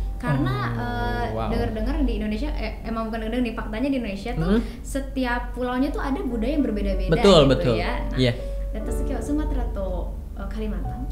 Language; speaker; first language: Indonesian; native; Indonesian